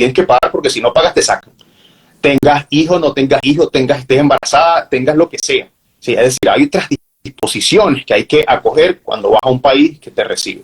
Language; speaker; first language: Spanish; native; Spanish